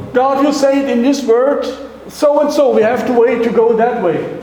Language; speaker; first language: English; non-native, fluent; German